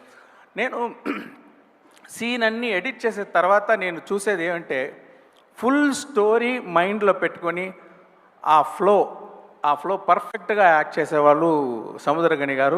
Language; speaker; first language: Telugu; non-native, learner; Tamil